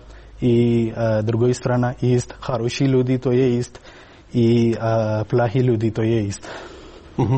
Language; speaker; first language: Russian; non-native, learner; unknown